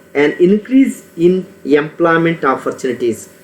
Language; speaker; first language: English; non-native, local second language; Kannada